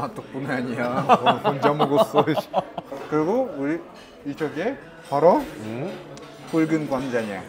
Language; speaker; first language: Korean; non-native, learner; Russian